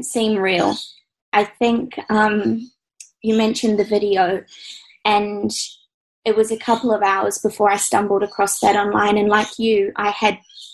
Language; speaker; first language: English; native; English